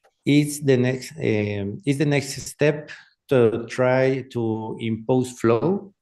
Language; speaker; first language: English; non-native, learner; Spanish